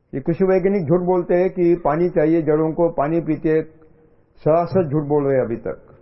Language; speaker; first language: Hindi; non-native, local second language; Marathi